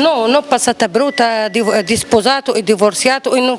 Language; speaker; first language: Italian; non-native, learner; Arabic